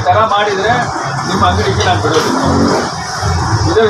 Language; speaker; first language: Kannada; non-native, local second language; Tamil